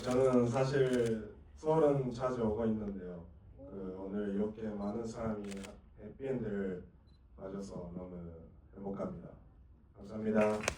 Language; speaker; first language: Korean; non-native, learner; Japanese